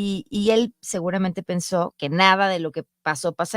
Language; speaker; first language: Spanish; native; Spanish